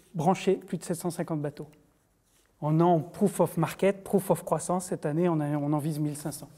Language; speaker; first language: French; native; French